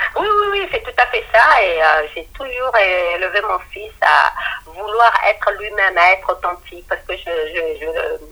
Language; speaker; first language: French; non-native, local second language; Lingala